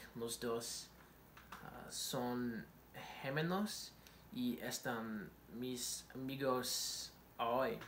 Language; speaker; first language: Spanish; non-native, learner; English